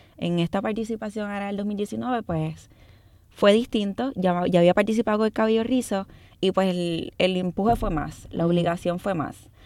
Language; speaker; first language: Spanish; native; Spanish